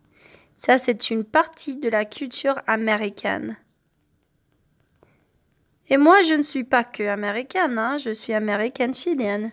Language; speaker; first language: French; non-native, fluent; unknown